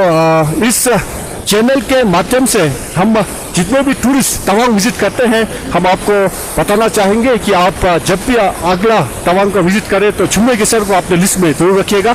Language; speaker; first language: Hindi; native; Hindi